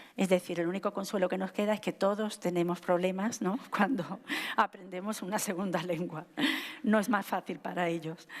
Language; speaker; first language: Spanish; native; Spanish